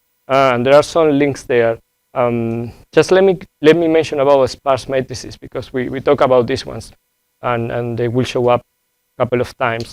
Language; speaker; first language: English; non-native, fluent; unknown